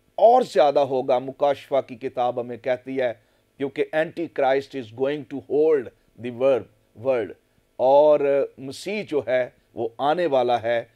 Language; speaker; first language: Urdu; non-native, local second language; Punjabi